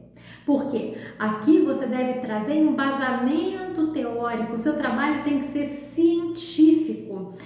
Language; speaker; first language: Portuguese; native; Portuguese